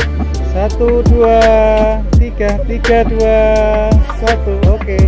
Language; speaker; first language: Indonesian; non-native, local second language; Javanese